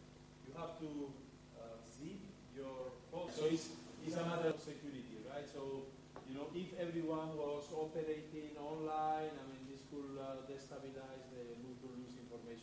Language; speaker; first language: English; non-native, fluent; Spanish